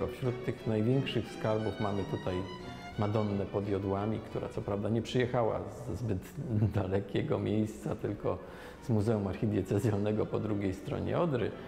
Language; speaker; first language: Polish; native; Polish